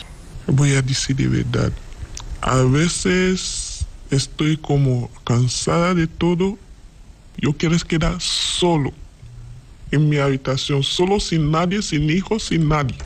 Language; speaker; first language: Spanish; non-native, learner; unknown